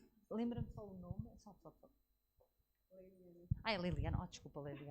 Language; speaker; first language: Portuguese; native; Portuguese